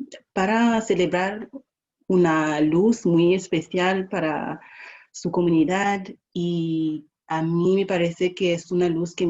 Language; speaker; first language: Spanish; non-native, fluent; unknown